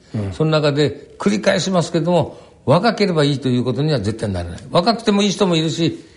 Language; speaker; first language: Japanese; native; Japanese